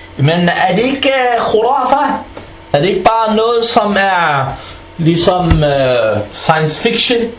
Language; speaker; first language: Danish; early bilingual, other home language; Arabic